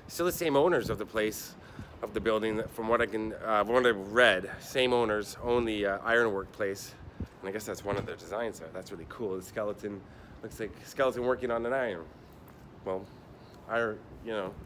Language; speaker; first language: English; native; English